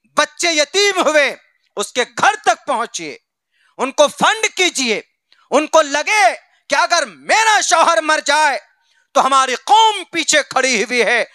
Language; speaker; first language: Hindi; native; Hindi